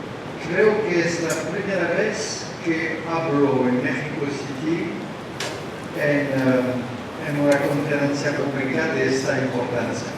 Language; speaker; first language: Spanish; non-native, learner; French